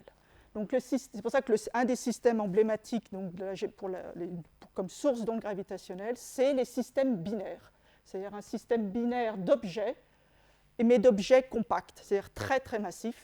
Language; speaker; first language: French; native; French